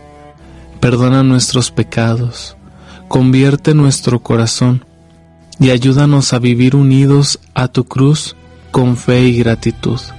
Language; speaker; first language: Spanish; native; Spanish